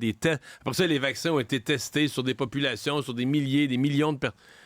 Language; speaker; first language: French; native; French